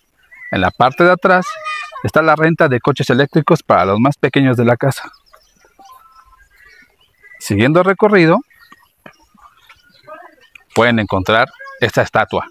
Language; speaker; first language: Spanish; native; Spanish